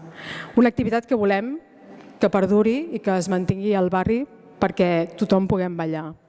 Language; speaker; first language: Catalan; native; Catalan